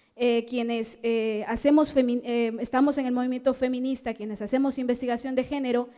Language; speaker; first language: Spanish; native; Spanish